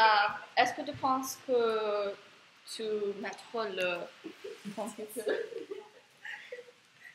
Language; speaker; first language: French; non-native, learner; English